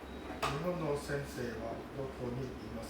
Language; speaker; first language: Japanese; non-native, learner; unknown